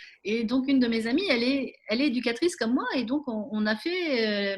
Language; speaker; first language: French; native; French